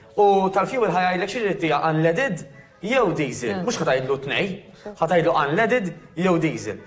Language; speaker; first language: Maltese; native; Maltese